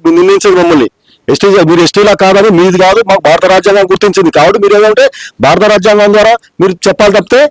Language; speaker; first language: Telugu; non-native, local second language; Lambadi